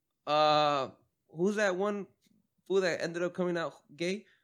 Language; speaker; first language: English; early bilingual, other home language; Spanish